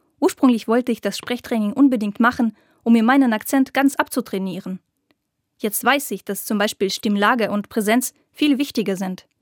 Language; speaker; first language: German; non-native, fluent; Russian